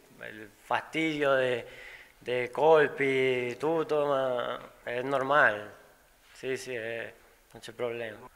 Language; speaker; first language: Italian; non-native, learner; Spanish